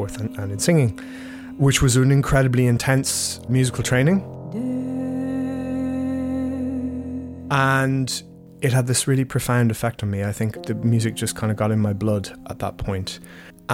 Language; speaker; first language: English; native; English